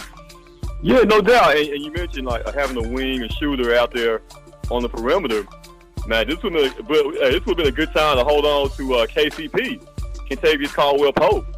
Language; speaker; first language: English; native; English